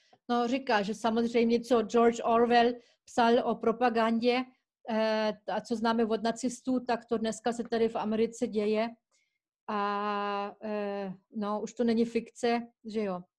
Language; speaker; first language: Czech; early bilingual, heritage; Czech